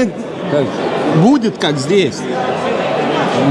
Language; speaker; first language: Russian; non-native, local second language; Lithuanian